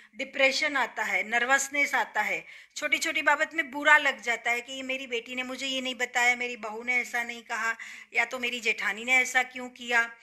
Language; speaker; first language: Hindi; non-native, local second language; Gujarati